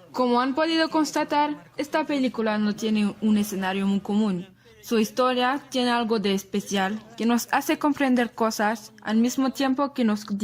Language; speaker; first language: Spanish; non-native, learner; French